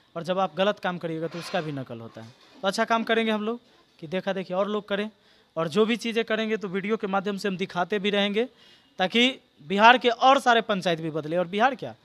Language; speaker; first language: Hindi; native; Hindi